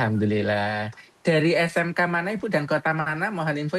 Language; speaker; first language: Indonesian; native; Indonesian